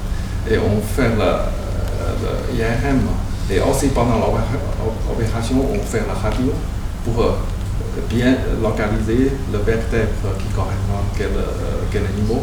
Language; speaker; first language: French; non-native, learner; Chinese